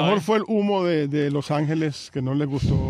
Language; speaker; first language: Spanish; native; Spanish